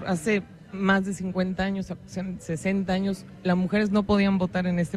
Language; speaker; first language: Spanish; native; Spanish